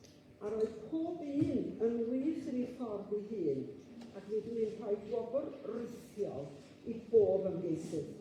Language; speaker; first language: Welsh; native; Welsh